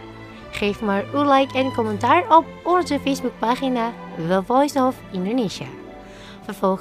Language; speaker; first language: Dutch; non-native, fluent; Indonesian